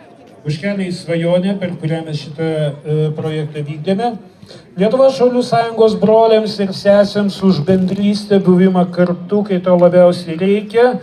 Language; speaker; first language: Lithuanian; native; Lithuanian